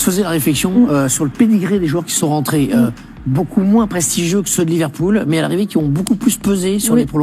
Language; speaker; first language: French; native; French